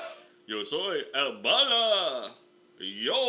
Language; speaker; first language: Spanish; non-native, learner; English